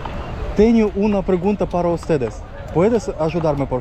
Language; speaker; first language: Spanish; non-native, learner; Russian